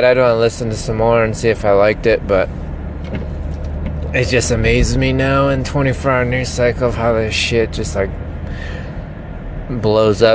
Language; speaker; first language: English; native; English